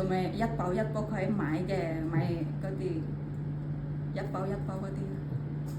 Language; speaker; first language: Cantonese; non-native, learner; Indonesian